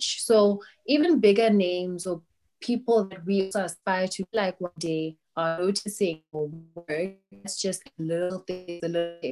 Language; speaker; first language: English; non-native, local second language; Tsonga